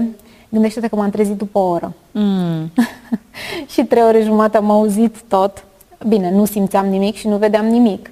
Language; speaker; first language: Romanian; native; Romanian